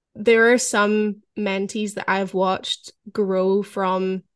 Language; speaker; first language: English; native; English